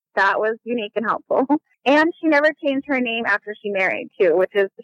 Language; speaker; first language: English; native; English